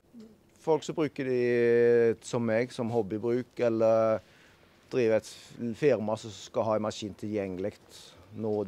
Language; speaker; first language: Norwegian; native; Norwegian